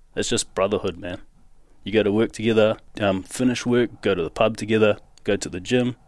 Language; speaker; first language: English; native; English